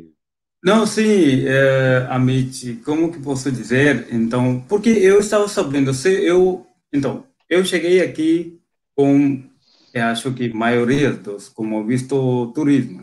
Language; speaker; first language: Portuguese; non-native, local second language; Hindi